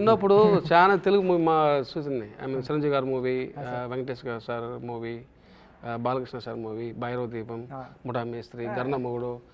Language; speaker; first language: Telugu; non-native, local second language; Tamil